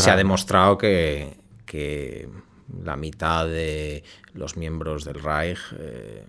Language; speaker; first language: Spanish; native; Spanish